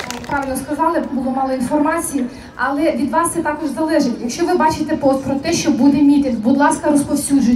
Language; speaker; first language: Ukrainian; native; Ukrainian